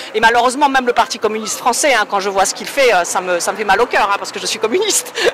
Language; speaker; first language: French; non-native, fluent; Polish